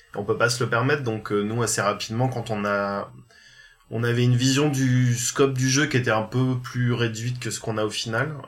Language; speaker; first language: French; native; French